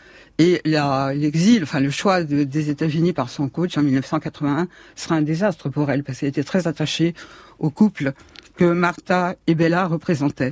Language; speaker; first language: French; native; French